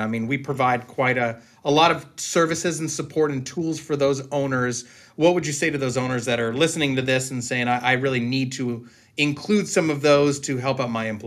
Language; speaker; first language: English; native; English